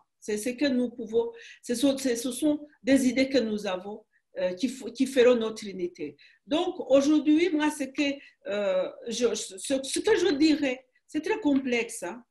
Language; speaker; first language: French; non-native, local second language; Kinyarwanda